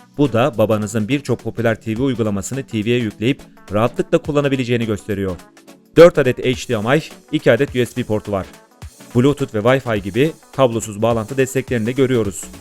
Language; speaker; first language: Turkish; native; Turkish